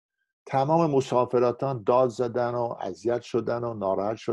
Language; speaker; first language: Persian; non-native, fluent; English